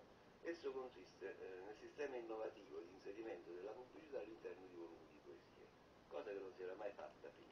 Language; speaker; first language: Italian; native; Italian